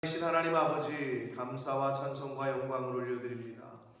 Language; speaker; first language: Korean; native; Korean